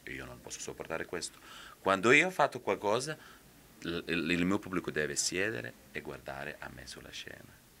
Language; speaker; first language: Italian; non-native, fluent; Serbian